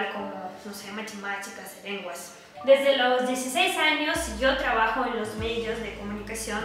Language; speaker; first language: Spanish; non-native, fluent; Russian